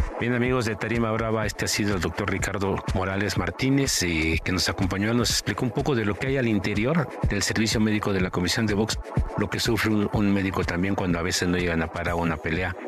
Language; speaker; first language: Spanish; native; Spanish